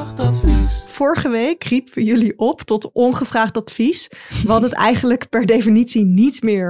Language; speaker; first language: Dutch; native; Dutch